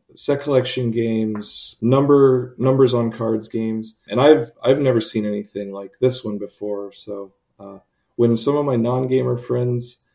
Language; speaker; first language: English; native; English